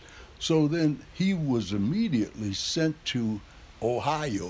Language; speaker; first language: English; native; English